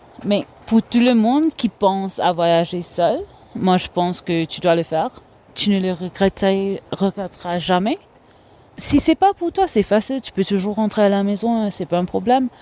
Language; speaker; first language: French; non-native, local second language; Morisyen